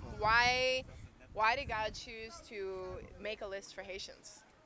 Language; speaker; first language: English; native; English